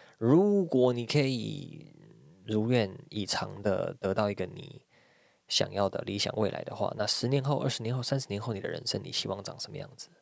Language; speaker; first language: Chinese; native; Chinese